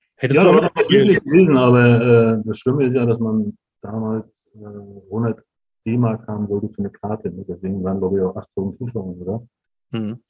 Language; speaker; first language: German; native; German